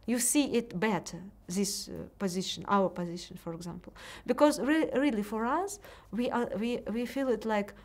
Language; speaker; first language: English; non-native, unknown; Russian